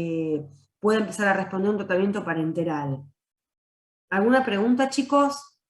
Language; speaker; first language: Spanish; native; Spanish